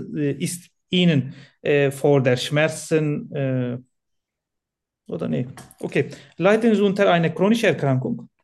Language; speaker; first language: German; non-native, learner; Turkish